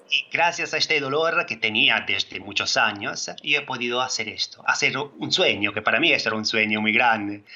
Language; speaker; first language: Spanish; non-native, fluent; Italian